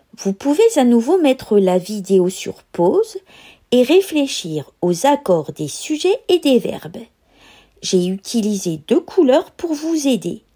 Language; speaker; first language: French; native; French